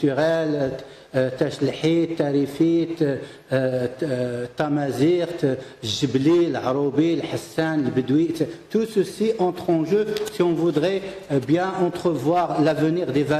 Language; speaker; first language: French; non-native, local second language; Arabic